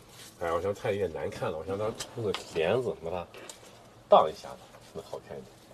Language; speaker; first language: Chinese; native; Chinese